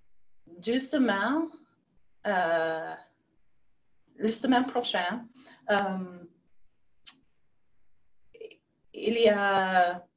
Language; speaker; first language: French; non-native, learner; English